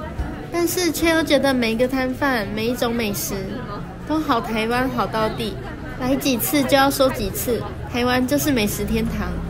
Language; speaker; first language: Chinese; native; Chinese